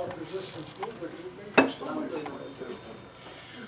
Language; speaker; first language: English; native; English